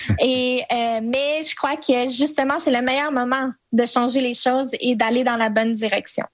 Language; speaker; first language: French; native; French